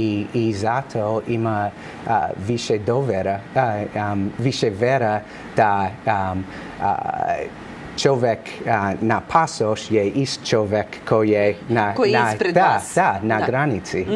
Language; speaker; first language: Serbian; non-native, learner; English